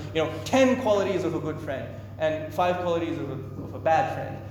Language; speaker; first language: English; native; English